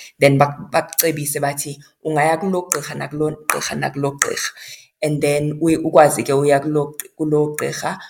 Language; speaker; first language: Xhosa; non-native, local second language; Zulu